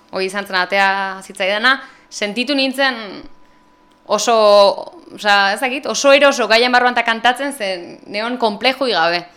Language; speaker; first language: Basque; native; Basque